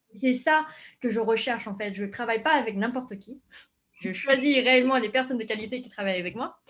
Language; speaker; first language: French; non-native, fluent; Vietnamese